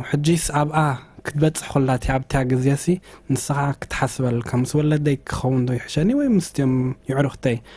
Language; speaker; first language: Tigrinya; early bilingual, heritage; Tigrinya